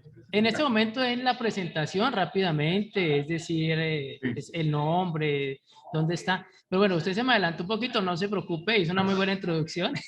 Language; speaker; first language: Spanish; native; Spanish